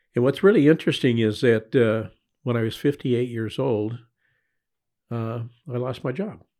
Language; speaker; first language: English; native; English